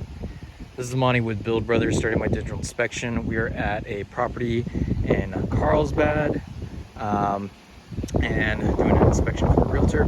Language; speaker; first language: English; native; English